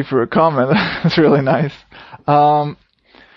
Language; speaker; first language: English; non-native, fluent; Swedish